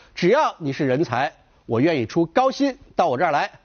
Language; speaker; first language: Chinese; native; Chinese